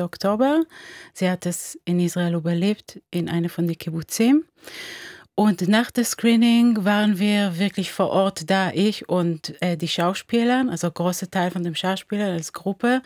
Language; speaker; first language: German; non-native, fluent; Hebrew